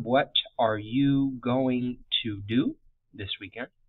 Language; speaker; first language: English; native; English